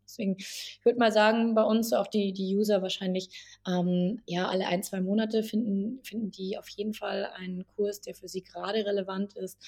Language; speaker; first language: German; native; German